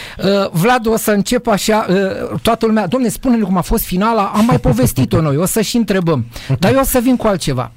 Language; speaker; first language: Romanian; native; Romanian